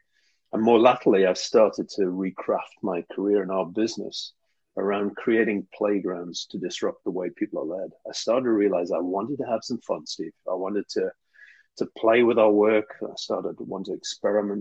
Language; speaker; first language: English; native; English